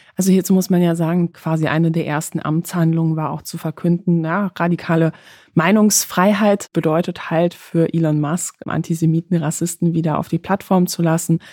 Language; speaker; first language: German; early bilingual, other home language; Polish